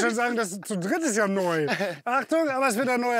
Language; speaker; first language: German; native; German